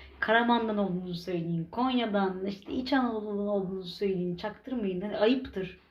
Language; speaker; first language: Turkish; native; Turkish